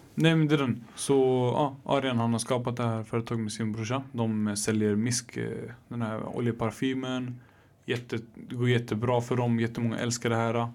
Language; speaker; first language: Swedish; early bilingual, other home language; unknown